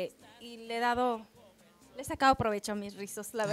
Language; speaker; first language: Spanish; native; Spanish